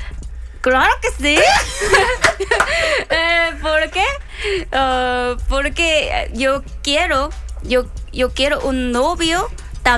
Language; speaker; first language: Spanish; non-native, learner; Korean